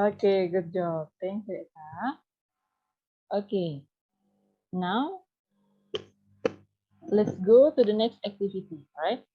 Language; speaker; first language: English; non-native, learner; Indonesian